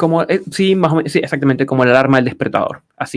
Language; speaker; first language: Spanish; native; Spanish